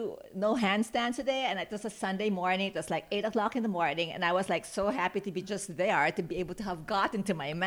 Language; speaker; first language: English; non-native, local second language; Filipino